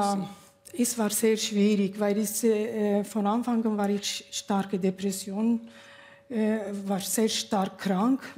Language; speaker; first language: German; non-native, learner; Kurdish